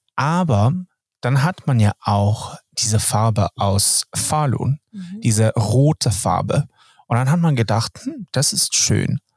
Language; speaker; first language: German; non-native, fluent; Swedish